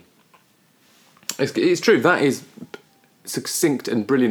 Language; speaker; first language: English; native; English